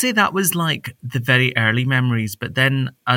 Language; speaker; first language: English; native; English